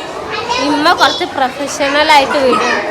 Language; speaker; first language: Malayalam; native; Malayalam